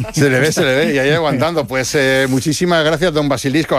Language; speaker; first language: Spanish; native; Spanish